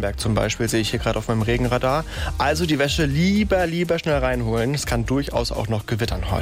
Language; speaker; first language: German; native; German